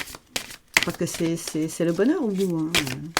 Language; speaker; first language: French; native; French